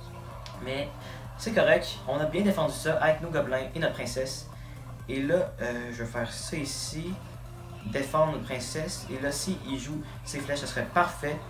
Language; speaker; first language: French; native; French